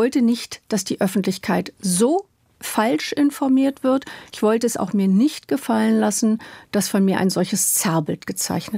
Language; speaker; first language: German; native; German